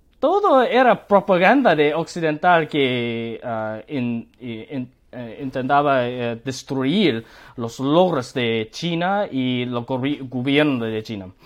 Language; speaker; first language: Spanish; non-native, learner; Korean